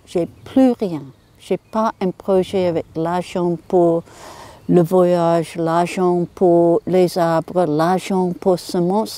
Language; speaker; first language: French; non-native, learner; English